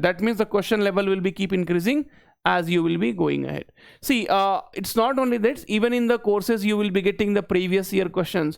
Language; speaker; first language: English; non-native, local second language; Hindi